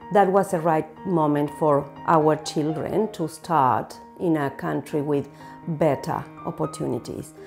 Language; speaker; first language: English; non-native, fluent; Spanish